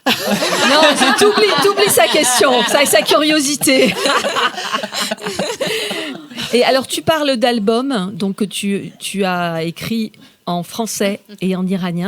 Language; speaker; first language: French; native; French